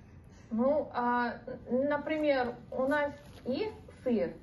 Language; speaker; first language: Russian; non-native, learner; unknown